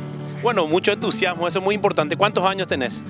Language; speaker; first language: Spanish; native; Spanish